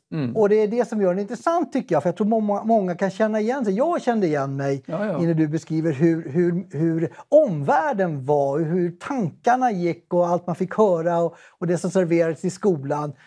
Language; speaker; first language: Swedish; native; Swedish